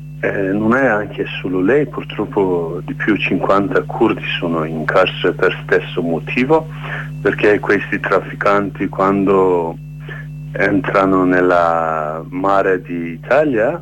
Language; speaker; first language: Italian; non-native, learner; Kurdish